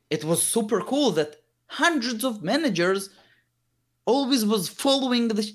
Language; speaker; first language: English; early bilingual, other home language; Hebrew